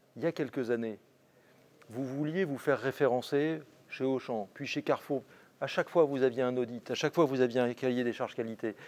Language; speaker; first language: French; native; French